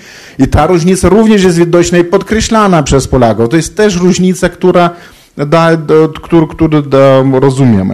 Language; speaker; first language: Polish; non-native, fluent; Ukrainian